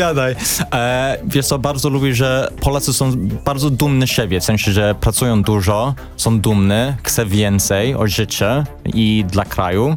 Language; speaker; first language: Polish; non-native, learner; English